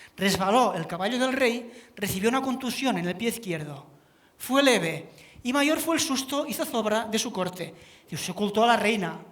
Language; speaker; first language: Spanish; non-native, local second language; Catalan